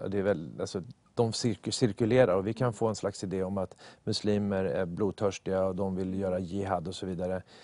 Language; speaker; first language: Swedish; native; Swedish